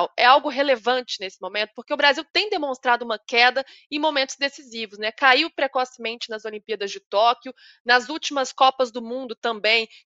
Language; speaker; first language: Portuguese; native; Portuguese